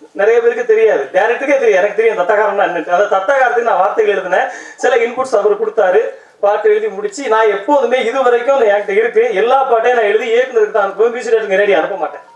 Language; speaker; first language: Tamil; native; Tamil